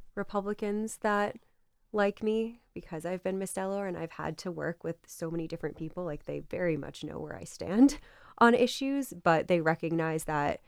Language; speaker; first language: English; native; English